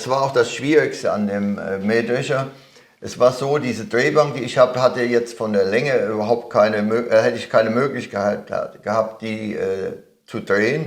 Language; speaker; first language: German; native; German